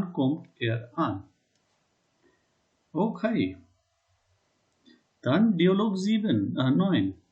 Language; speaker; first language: German; non-native, learner; Hindi